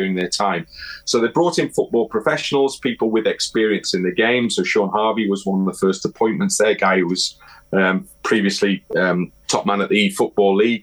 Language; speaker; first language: English; native; English